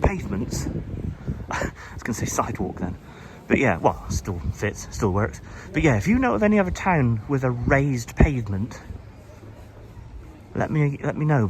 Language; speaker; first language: English; native; English